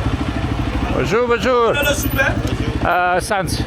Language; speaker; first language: French; non-native, learner; Italian